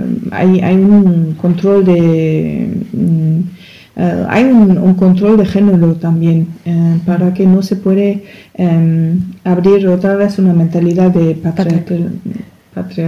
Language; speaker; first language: Spanish; non-native, learner; German